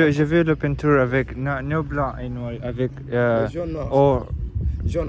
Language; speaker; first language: French; non-native, learner; English